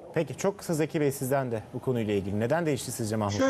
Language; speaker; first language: Turkish; native; Turkish